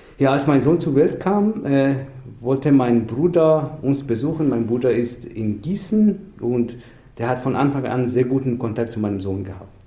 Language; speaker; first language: German; non-native, fluent; Persian